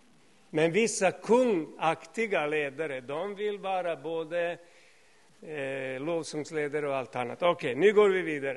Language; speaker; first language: Swedish; non-native, fluent; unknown